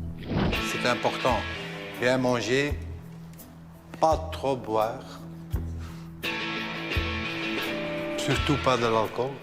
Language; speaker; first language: French; non-native, local second language; Dutch